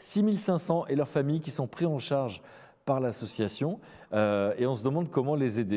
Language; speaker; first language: French; native; French